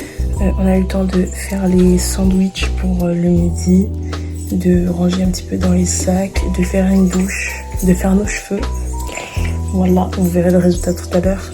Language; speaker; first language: French; native; French